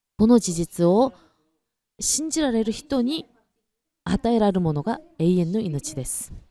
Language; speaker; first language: Japanese; non-native, fluent; Korean